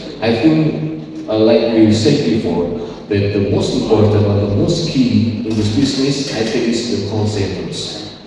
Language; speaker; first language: English; non-native, fluent; Indonesian